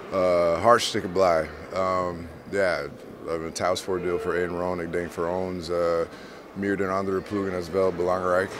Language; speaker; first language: Dutch; non-native, fluent; English